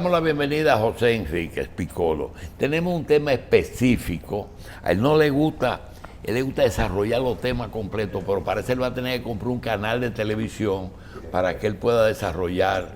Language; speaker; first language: Spanish; native; Spanish